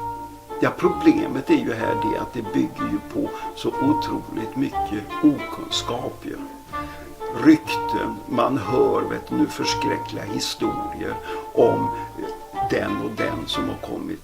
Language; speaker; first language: Swedish; native; Swedish